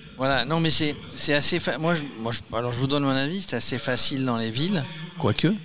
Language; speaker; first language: French; native; French